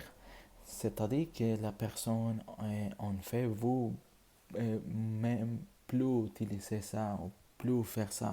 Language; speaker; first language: French; non-native, learner; Spanish